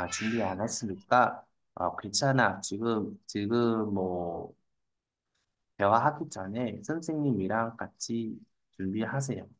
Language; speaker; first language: Korean; non-native, fluent; Vietnamese